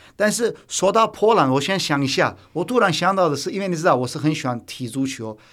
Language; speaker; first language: Chinese; non-native, fluent; Turkish